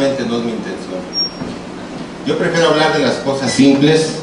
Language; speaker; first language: Spanish; native; Spanish